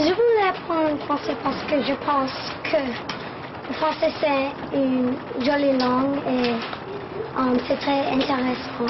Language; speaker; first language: French; non-native, learner; English